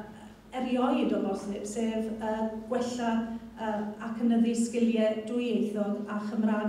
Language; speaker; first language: Welsh; native; Welsh